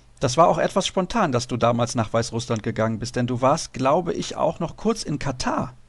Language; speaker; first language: German; native; German